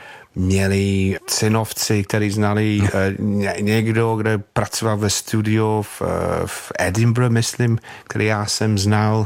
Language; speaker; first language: Czech; non-native, fluent; English